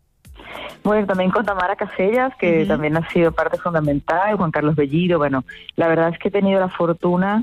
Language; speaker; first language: Spanish; native; Spanish